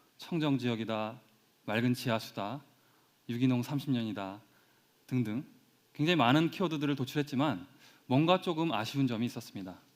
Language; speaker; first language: Korean; native; Korean